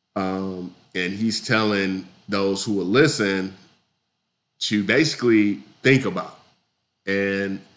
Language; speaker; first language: English; native; English